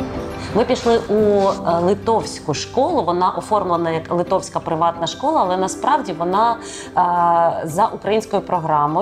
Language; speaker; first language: Ukrainian; native; Ukrainian